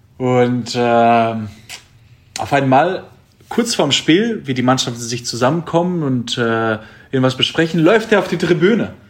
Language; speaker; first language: German; non-native, fluent; Greek